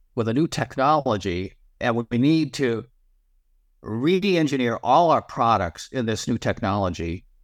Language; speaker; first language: English; native; English